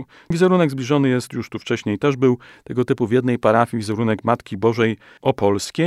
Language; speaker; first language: Polish; native; Polish